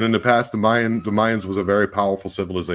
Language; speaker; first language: English; native; English